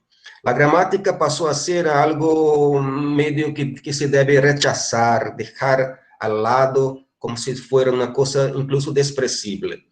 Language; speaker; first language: Spanish; non-native, fluent; Portuguese